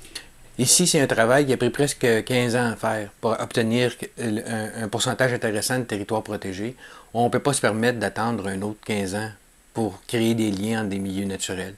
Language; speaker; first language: French; native; French